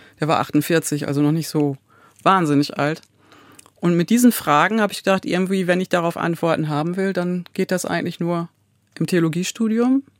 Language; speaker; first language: German; native; German